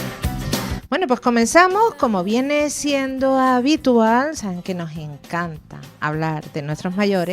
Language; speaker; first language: Spanish; native; Spanish